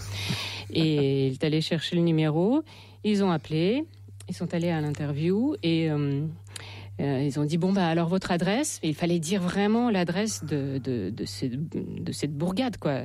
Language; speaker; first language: French; non-native, fluent; Russian